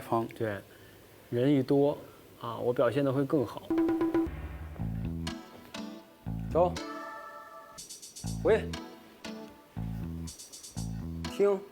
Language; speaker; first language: Chinese; native; Chinese